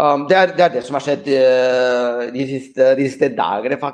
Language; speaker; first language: Norwegian; non-native, fluent; Spanish